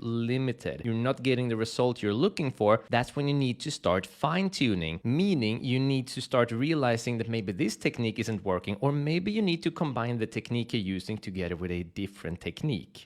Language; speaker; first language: English; native; English